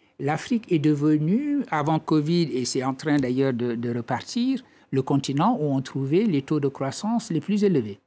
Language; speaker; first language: French; non-native, local second language; Wolof